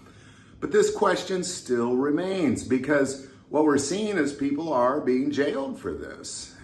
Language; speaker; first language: English; native; English